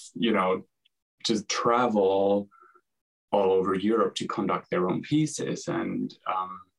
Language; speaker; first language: English; non-native, fluent; Finnish